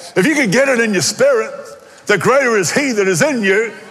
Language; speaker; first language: English; native; English